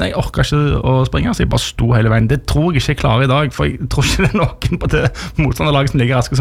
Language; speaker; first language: Norwegian; native; Norwegian